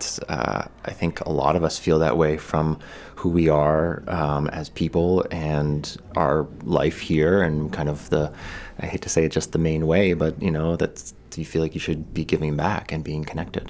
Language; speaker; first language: English; native; English